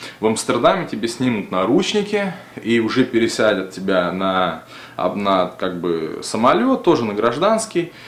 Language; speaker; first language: Russian; native; Russian